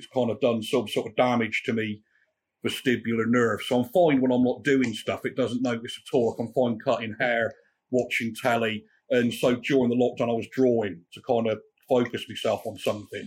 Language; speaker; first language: English; native; English